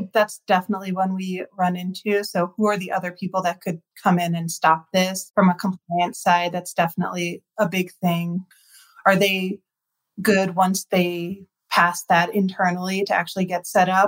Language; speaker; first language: English; native; English